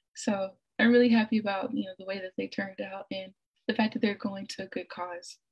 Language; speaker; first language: English; native; English